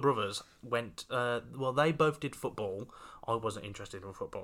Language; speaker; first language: English; native; English